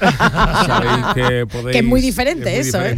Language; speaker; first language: Spanish; native; Spanish